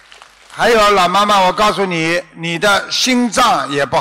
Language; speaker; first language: Chinese; native; Chinese